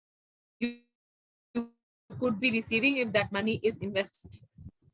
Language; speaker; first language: English; non-native, local second language; Hindi